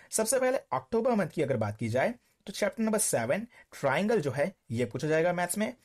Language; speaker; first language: Hindi; non-native, local second language; Gujarati